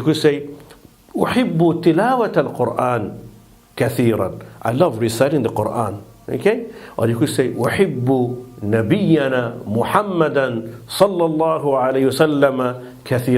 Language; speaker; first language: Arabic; non-native, fluent; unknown